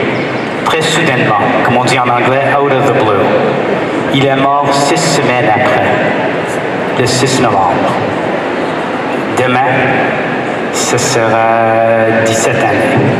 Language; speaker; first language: French; non-native, fluent; English